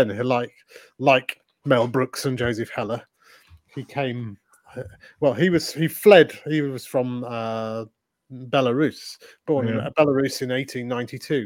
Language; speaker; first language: English; native; English